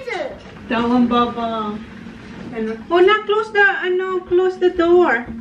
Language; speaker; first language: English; non-native, local second language; Bikol